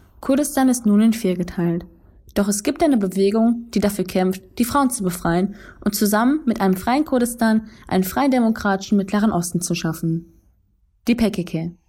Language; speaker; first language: German; early bilingual, other home language; Kurdish